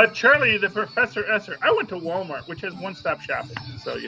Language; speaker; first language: English; native; English